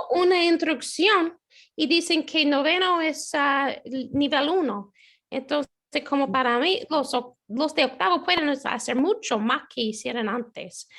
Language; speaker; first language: Spanish; non-native, fluent; English